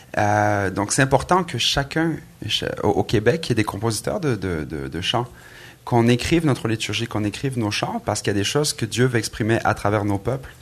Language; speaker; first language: French; native; French